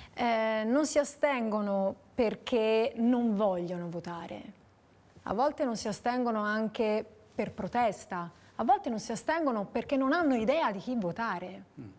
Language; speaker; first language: Italian; native; Italian